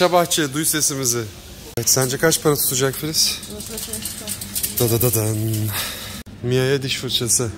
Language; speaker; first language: Turkish; native; Turkish